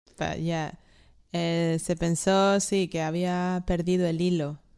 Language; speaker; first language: Spanish; native; Spanish